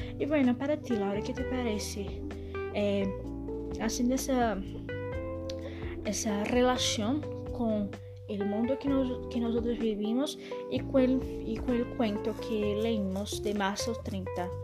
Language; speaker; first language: Spanish; non-native, learner; Portuguese